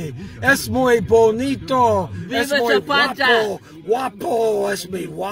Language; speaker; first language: Spanish; non-native, learner; English